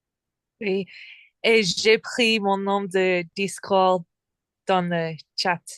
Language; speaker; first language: French; non-native, learner; English